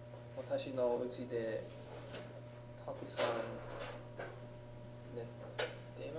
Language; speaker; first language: Japanese; non-native, learner; English